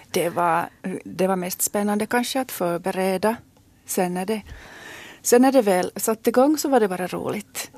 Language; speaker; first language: Swedish; native; Swedish